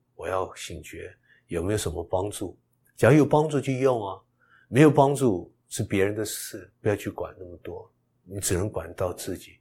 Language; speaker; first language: Chinese; early bilingual, heritage; Chinese